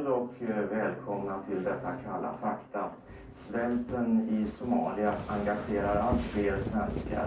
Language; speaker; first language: Swedish; native; Swedish